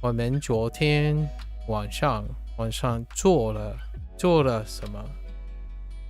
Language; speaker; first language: Chinese; non-native, learner; English